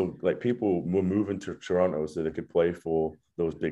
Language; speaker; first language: English; native; English